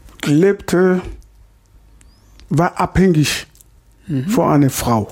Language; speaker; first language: German; non-native, learner; Lingala